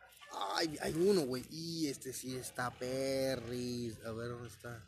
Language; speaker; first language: Spanish; native; Spanish